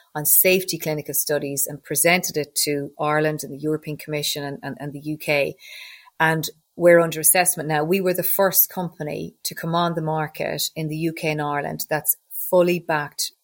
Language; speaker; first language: English; native; English